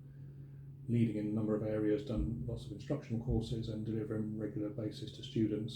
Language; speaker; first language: English; native; English